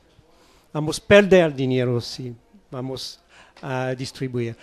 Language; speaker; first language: Portuguese; non-native, learner; French